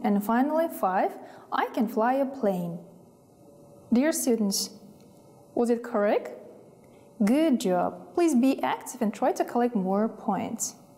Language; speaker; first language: English; non-native, fluent; Kazakh